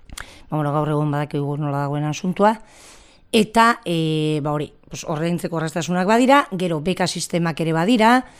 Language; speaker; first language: Basque; native; Basque